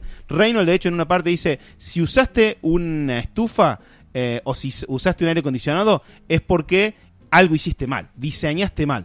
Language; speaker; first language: Spanish; native; Spanish